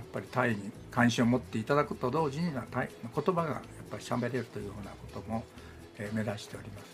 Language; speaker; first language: Japanese; native; Japanese